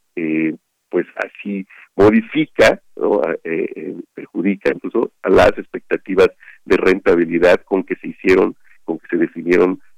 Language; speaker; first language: Spanish; native; Spanish